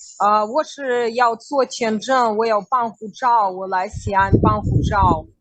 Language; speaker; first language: Chinese; non-native, fluent; Russian